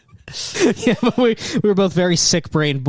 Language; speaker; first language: English; native; English